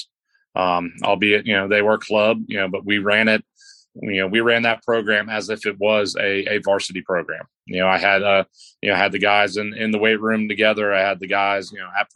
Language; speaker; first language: English; native; English